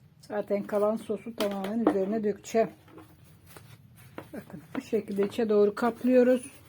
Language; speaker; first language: Turkish; native; Turkish